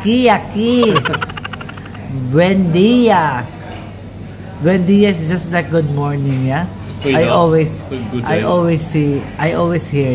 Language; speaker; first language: English; non-native, learner; Filipino